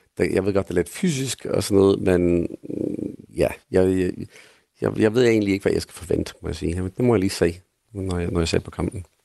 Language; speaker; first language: Danish; non-native, fluent; English